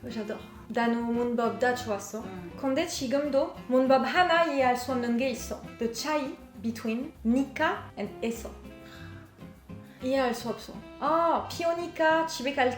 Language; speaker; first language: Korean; non-native, learner; French